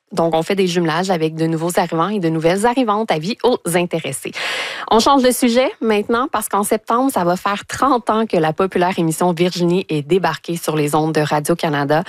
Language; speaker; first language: French; native; French